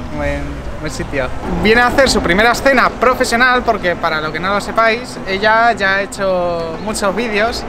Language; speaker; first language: Spanish; native; Spanish